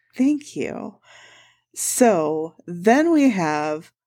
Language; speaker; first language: English; native; English